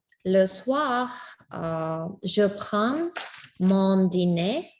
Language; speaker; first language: French; non-native, learner; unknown